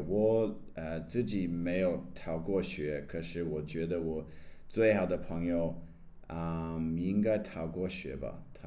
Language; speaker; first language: Chinese; non-native, learner; English